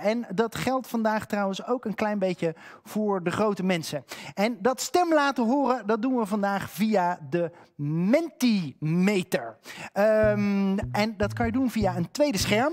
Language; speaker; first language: Dutch; native; Dutch